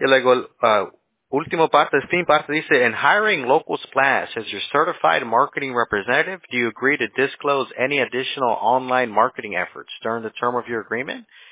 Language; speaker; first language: English; early bilingual, other home language; Spanish